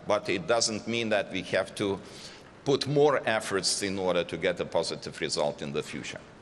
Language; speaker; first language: English; non-native, fluent; Lithuanian